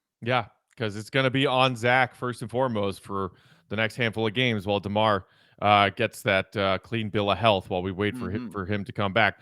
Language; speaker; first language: English; native; English